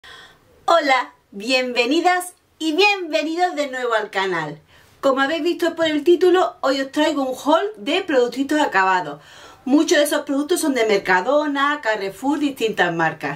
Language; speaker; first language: Spanish; native; Spanish